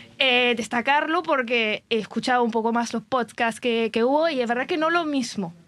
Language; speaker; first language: Spanish; non-native, fluent; French